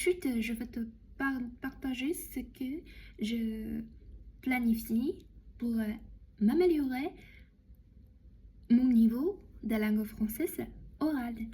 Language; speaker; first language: French; non-native, learner; Chinese